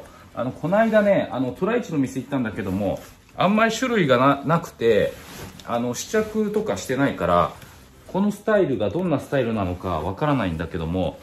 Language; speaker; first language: Japanese; native; Japanese